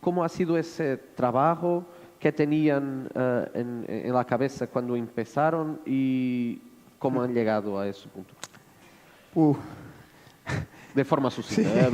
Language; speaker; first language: Spanish; non-native, fluent; Portuguese